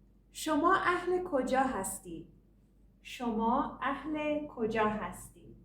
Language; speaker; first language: Persian; early bilingual, heritage; English